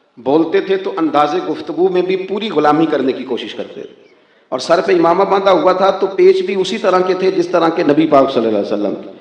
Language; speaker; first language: Urdu; non-native, local second language; Punjabi